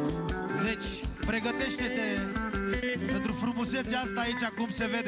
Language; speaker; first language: Romanian; non-native, local second language; Turkish